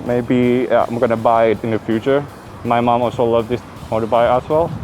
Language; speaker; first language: English; non-native, fluent; Thai